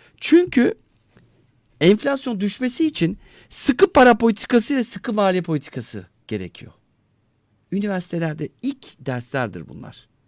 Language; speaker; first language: Turkish; native; Turkish